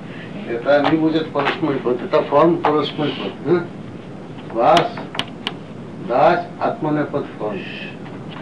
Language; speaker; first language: Russian; non-native, learner; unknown